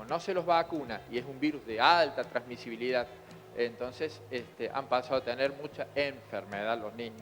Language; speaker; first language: Spanish; native; Spanish